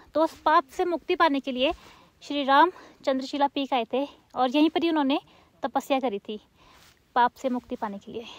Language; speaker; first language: Hindi; native; Hindi